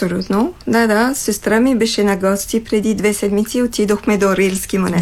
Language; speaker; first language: Bulgarian; non-native, fluent; French